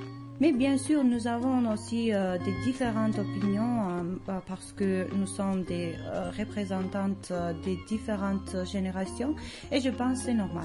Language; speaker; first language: French; non-native, learner; Georgian